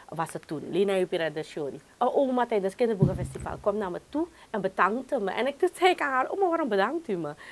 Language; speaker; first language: Dutch; non-native, local second language; Caribbean Hindustani